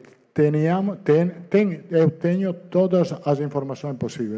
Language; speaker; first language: Portuguese; non-native, fluent; Italian